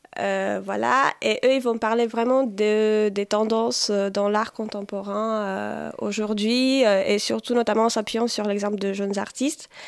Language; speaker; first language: French; non-native, fluent; Polish